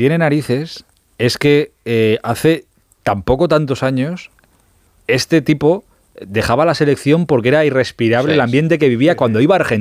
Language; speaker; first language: Spanish; native; Spanish